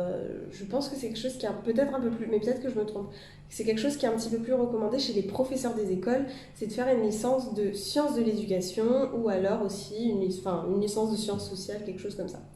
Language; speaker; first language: French; native; French